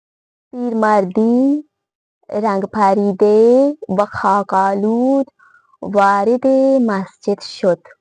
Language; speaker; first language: Persian; non-native, fluent; Urdu